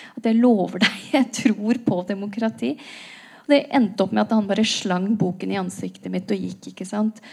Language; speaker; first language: Norwegian; native; Norwegian